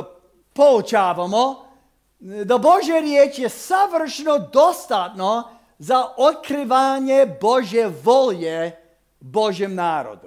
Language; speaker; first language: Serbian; non-native, fluent; English